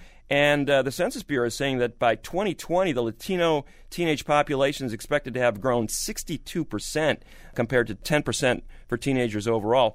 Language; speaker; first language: English; native; English